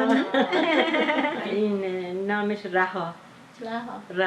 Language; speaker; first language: German; non-native, learner; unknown